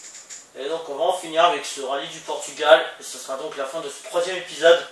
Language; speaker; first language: French; native; French